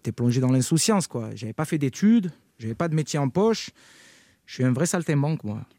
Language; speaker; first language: French; native; French